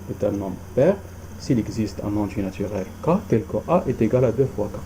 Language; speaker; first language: French; non-native, local second language; Arabic